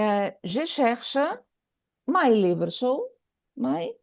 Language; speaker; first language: French; non-native, fluent; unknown